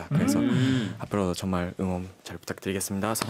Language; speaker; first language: Korean; non-native, fluent; Japanese